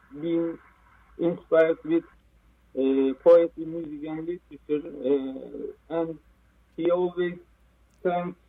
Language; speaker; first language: English; non-native, learner; Turkish